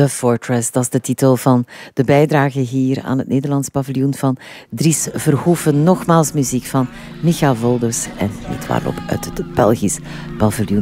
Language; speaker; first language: Dutch; native; Dutch